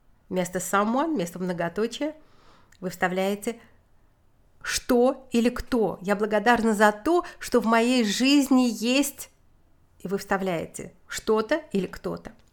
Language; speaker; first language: Russian; native; Russian